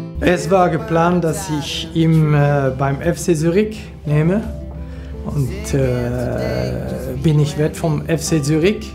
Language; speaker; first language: German; non-native, fluent; French